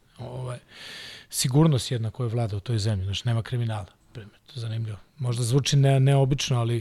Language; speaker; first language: Serbian; non-native, local second language; Hungarian